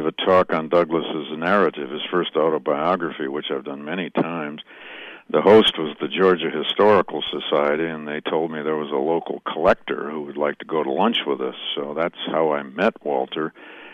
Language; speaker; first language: English; native; English